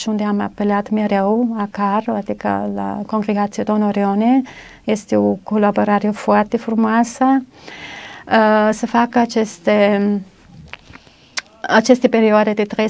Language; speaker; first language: Romanian; non-native, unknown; German